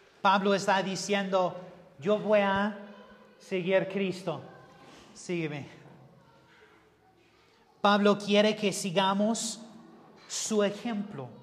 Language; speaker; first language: Spanish; non-native, learner; English